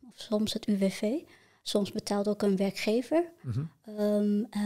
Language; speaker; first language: Dutch; native; Dutch